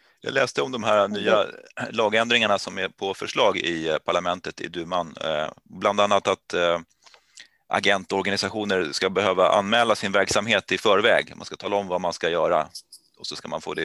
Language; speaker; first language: Swedish; native; Swedish